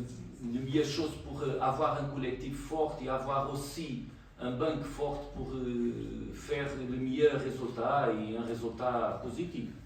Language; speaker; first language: French; non-native, learner; Portuguese